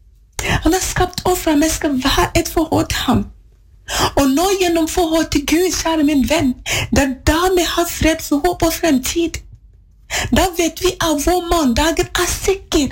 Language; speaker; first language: Swedish; non-native, fluent; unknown